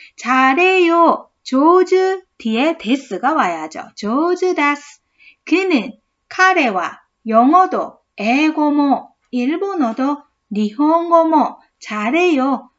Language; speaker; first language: Korean; native; Korean